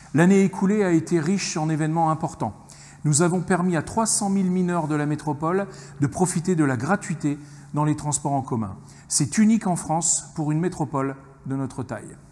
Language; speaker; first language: French; native; French